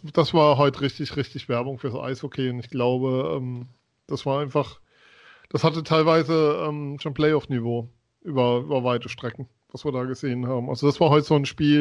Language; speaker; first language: German; native; German